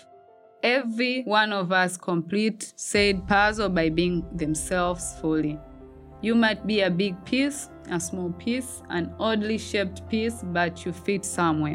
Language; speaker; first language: English; non-native, local second language; Swahili